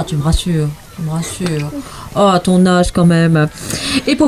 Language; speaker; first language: French; native; French